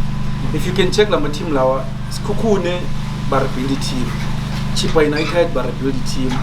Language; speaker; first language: English; non-native, local second language; Zulu